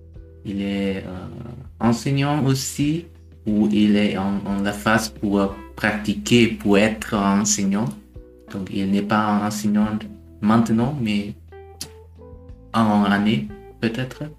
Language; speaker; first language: French; non-native, learner; German